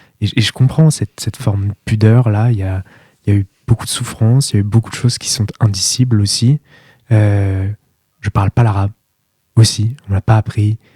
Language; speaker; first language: French; native; French